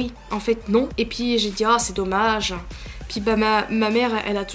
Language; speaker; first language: French; native; French